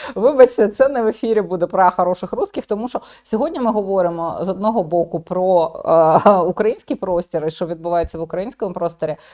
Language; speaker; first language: Ukrainian; native; Ukrainian